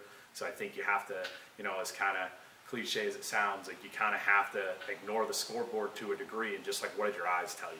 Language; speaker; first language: English; native; English